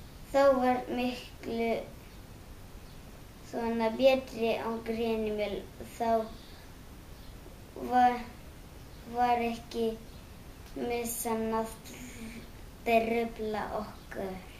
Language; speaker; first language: Icelandic; early bilingual, other home language; Russian